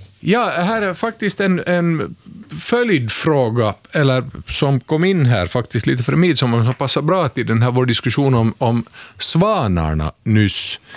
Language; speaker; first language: Swedish; native; Swedish